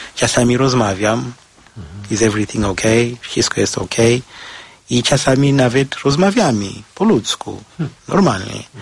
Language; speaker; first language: Polish; non-native, fluent; Shona